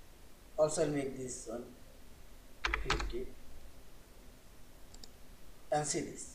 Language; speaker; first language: English; non-native, learner; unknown